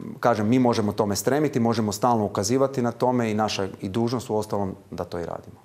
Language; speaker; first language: Croatian; native; Croatian